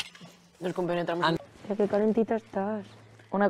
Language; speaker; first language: Spanish; native; Spanish